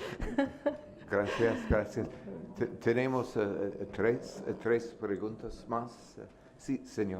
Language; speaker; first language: Spanish; non-native, learner; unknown